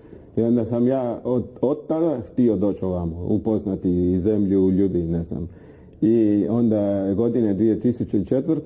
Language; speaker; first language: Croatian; non-native, fluent; Spanish